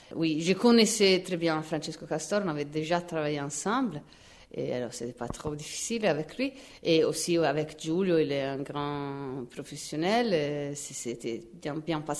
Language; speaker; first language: French; non-native, fluent; Italian